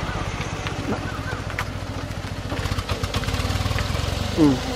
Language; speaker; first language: Japanese; native; Japanese